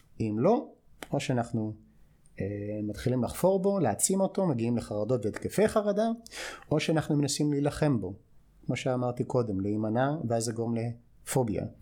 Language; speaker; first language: Hebrew; non-native, fluent; English